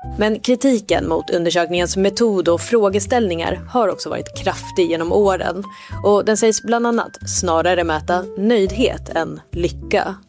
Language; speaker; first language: Swedish; native; Swedish